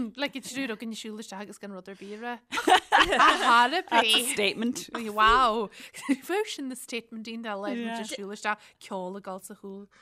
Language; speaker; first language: Irish; native; Irish